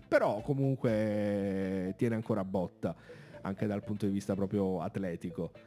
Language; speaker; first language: Italian; native; Italian